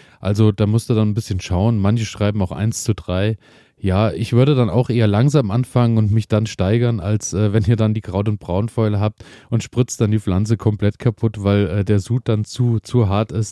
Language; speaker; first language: German; native; German